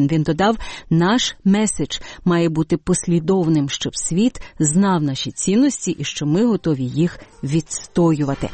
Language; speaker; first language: Ukrainian; native; Ukrainian